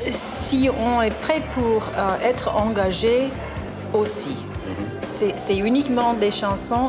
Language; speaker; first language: French; non-native, learner; English